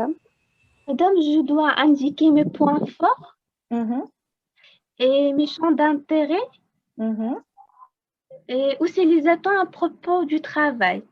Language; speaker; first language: French; non-native, local second language; Arabic